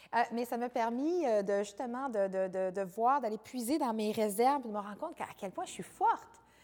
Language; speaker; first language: French; native; French